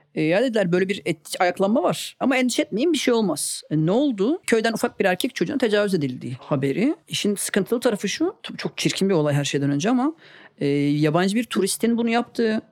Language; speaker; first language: Turkish; native; Turkish